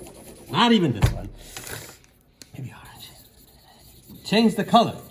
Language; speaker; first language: English; native; English